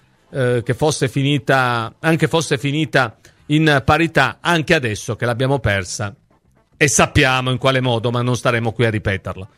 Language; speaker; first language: Italian; native; Italian